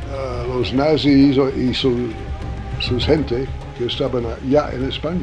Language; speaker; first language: Spanish; non-native, fluent; English